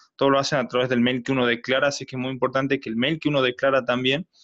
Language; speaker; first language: Spanish; native; Spanish